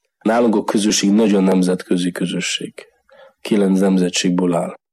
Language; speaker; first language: Hungarian; non-native, learner; Polish